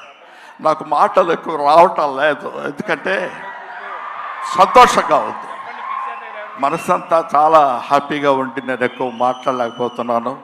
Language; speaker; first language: Telugu; native; Telugu